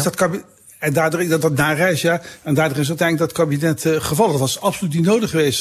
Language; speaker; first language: Dutch; native; Dutch